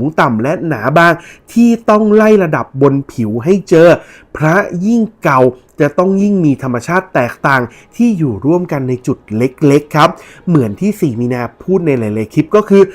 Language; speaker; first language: Thai; native; Thai